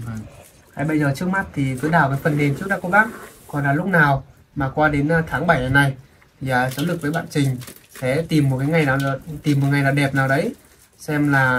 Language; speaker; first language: Vietnamese; native; Vietnamese